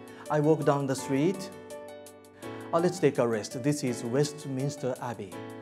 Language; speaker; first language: English; non-native, fluent; Japanese